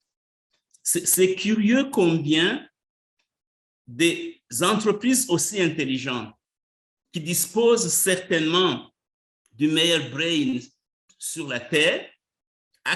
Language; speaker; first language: French; non-native, local second language; Rundi